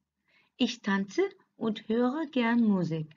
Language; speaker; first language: German; non-native, fluent; Turkish